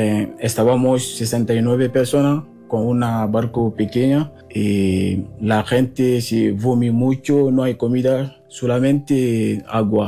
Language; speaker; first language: Spanish; non-native, learner; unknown